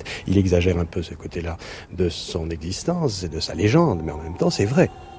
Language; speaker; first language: French; native; French